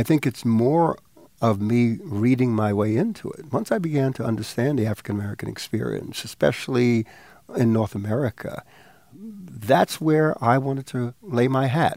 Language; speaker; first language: English; early bilingual, other home language; Spanish